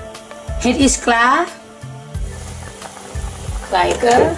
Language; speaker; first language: Dutch; non-native, learner; Thai